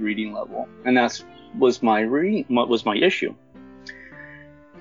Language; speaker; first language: English; native; English